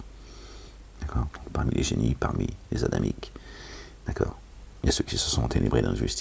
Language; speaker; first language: French; native; French